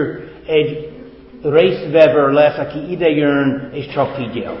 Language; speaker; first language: Hungarian; non-native, fluent; English